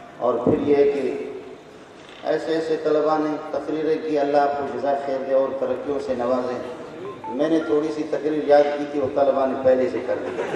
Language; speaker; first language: Urdu; non-native, local second language; Brahui